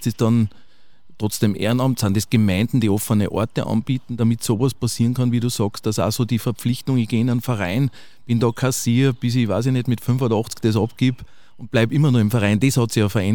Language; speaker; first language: German; native; German